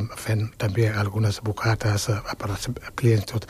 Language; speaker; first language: Catalan; non-native, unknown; Wolof